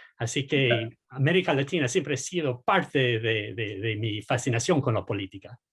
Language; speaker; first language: Spanish; non-native, fluent; English